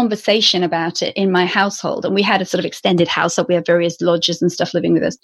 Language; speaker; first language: English; native; English